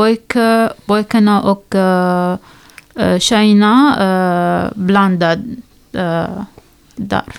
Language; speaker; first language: Swedish; non-native, learner; Arabic